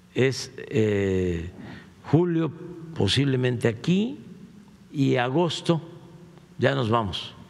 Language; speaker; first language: Spanish; native; Spanish